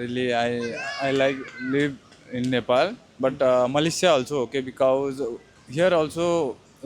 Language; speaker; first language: English; non-native, learner; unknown